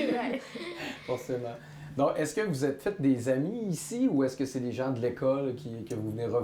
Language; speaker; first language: French; native; French